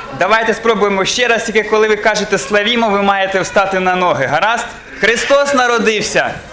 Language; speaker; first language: Ukrainian; non-native, local second language; Russian